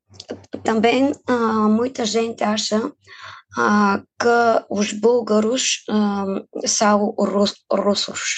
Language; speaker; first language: Portuguese; non-native, fluent; Bulgarian